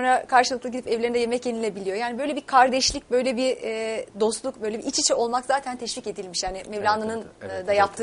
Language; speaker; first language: Turkish; native; Turkish